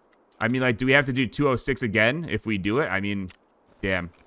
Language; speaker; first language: English; native; English